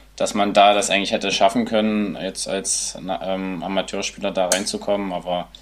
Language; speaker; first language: German; native; German